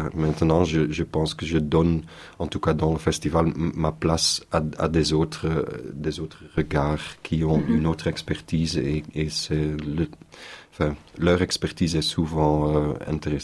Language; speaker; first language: French; non-native, local second language; Dutch